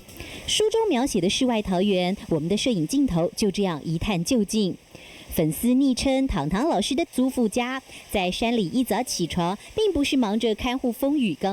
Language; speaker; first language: Chinese; native; Chinese